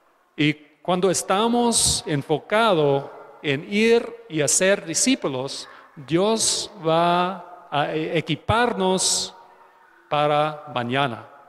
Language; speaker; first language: Spanish; non-native, fluent; English